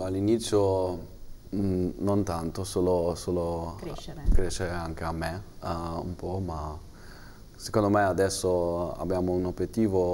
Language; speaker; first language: Italian; non-native, learner; German